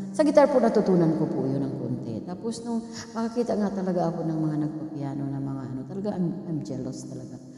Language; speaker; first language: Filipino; non-native, local second language; Cebuano